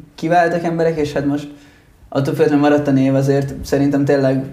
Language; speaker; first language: Hungarian; early bilingual, other home language; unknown